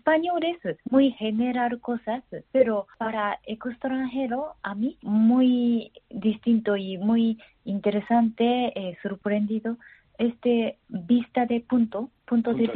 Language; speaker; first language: Spanish; non-native, learner; Japanese